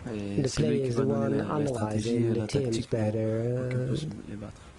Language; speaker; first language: French; non-native, fluent; Portuguese